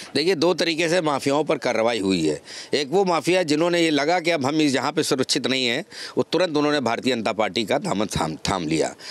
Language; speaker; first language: Hindi; native; Hindi